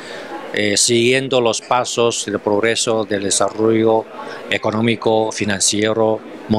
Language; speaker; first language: Spanish; non-native, fluent; Chinese